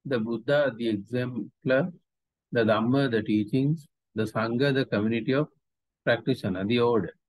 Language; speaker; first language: English; non-native, local second language; Sinhala